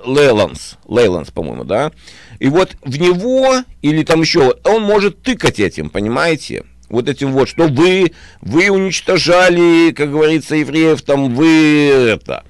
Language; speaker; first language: Russian; native; Russian